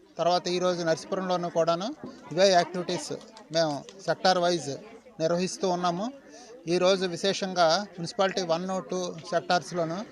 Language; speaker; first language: Telugu; native; Telugu